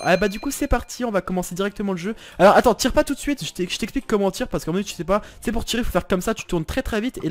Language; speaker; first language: French; native; French